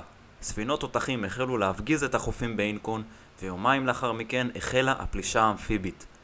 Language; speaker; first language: Hebrew; native; Hebrew